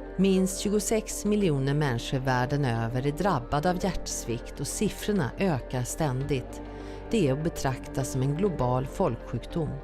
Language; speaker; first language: Swedish; native; Swedish